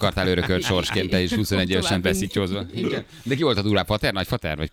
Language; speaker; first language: Hungarian; native; Hungarian